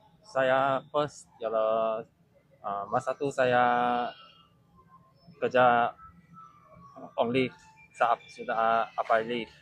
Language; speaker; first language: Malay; non-native, local second language; Chinese